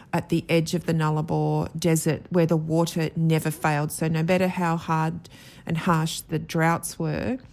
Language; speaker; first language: English; native; English